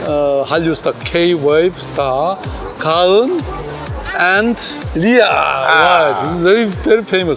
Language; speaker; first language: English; non-native, learner; Korean